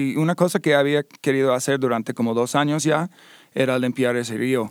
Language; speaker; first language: Spanish; non-native, fluent; English